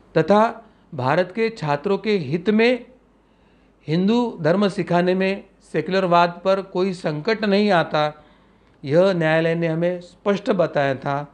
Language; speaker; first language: Hindi; non-native, local second language; Marathi